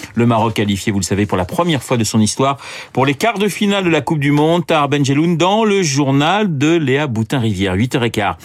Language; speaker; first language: French; native; French